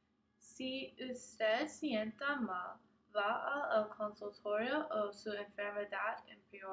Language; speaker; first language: Spanish; non-native, learner; English